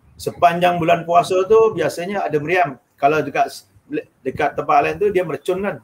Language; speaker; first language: Malay; non-native, local second language; Javanese